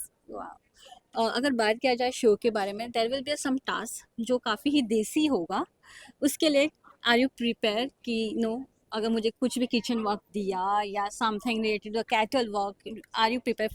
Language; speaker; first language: Hindi; native; Hindi